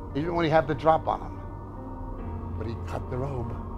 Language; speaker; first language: English; native; English